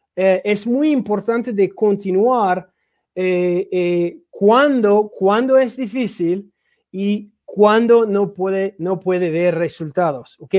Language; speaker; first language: Spanish; non-native, learner; English